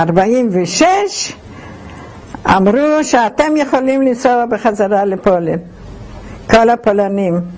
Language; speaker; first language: Hebrew; non-native, fluent; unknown